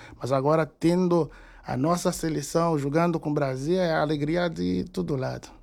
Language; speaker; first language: Portuguese; non-native, fluent; Haitian Creole